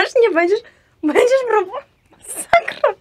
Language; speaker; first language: Polish; non-native, fluent; Russian